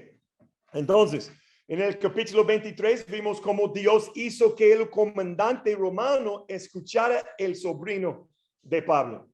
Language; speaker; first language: Spanish; non-native, fluent; English